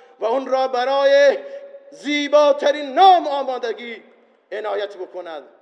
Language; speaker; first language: Persian; non-native, local second language; Baluchi